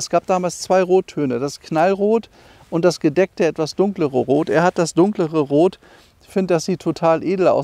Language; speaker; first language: German; native; German